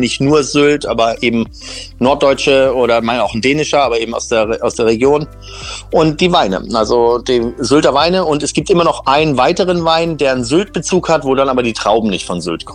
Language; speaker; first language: German; native; German